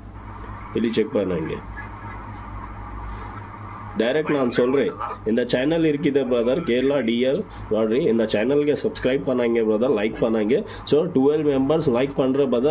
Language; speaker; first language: Tamil; non-native, learner; Kannada